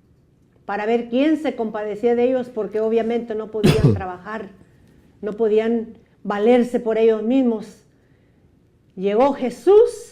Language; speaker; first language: Spanish; native; Spanish